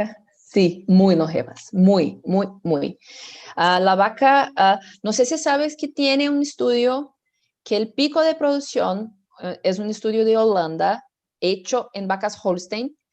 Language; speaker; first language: Spanish; non-native, fluent; Portuguese